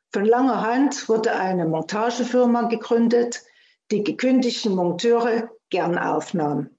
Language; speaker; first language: German; native; German